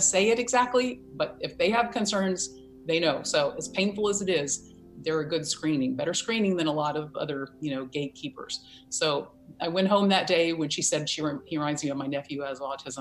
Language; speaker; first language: English; native; English